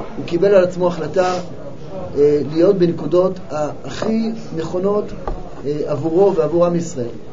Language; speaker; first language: Hebrew; native; Hebrew